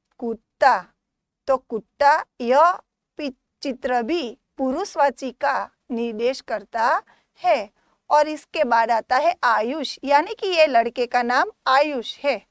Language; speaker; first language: Hindi; non-native, local second language; Gujarati